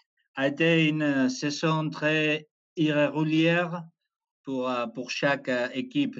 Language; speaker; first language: French; non-native, fluent; Spanish